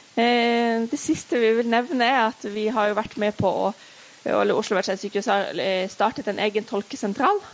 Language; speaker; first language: Norwegian; native; Norwegian